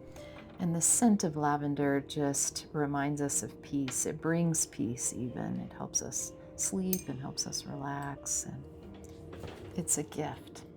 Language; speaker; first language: English; native; English